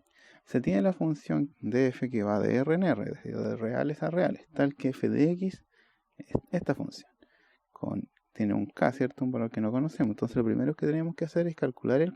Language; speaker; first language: Spanish; native; Spanish